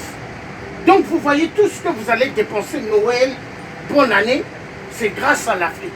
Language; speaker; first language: French; native; French